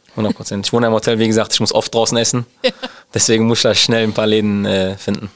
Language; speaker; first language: German; early bilingual, other home language; Turkish